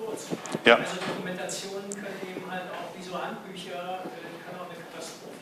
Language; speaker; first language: German; native; German